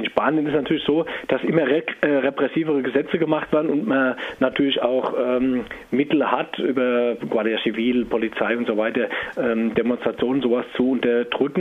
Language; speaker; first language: German; native; German